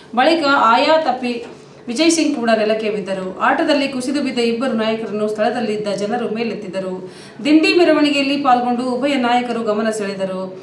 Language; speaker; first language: Kannada; native; Kannada